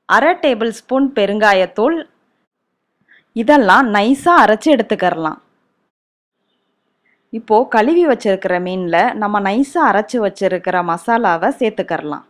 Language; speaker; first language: Tamil; native; Tamil